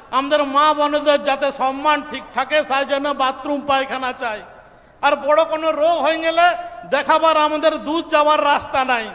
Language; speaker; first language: Bangla; native; Bangla